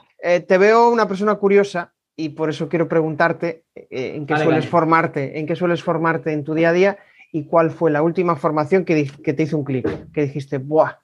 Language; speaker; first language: Spanish; native; Spanish